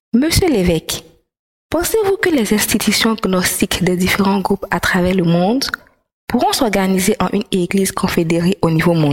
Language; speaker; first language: French; non-native, fluent; Spanish